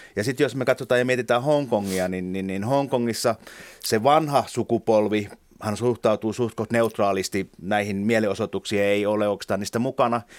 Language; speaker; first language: Finnish; native; Finnish